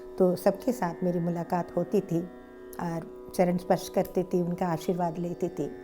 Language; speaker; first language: Hindi; non-native, local second language; Telugu